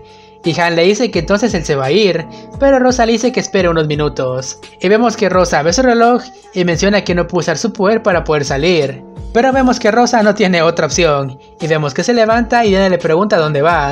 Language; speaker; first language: Spanish; native; Spanish